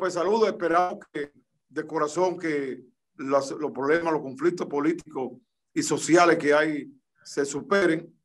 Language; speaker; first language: Spanish; native; Spanish